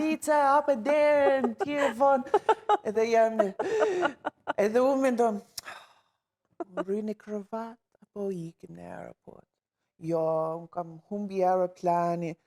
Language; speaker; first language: Albanian; non-native, learner; English